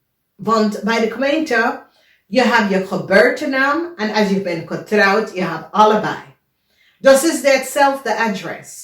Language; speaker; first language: Dutch; non-native, learner; English